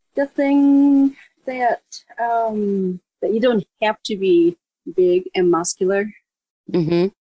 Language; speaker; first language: English; non-native, fluent; Japanese